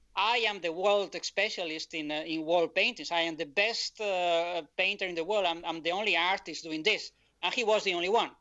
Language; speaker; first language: English; non-native, fluent; Spanish